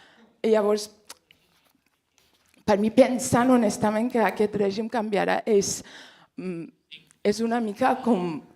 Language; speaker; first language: Catalan; non-native, fluent; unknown